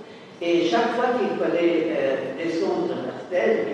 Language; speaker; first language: French; non-native, fluent; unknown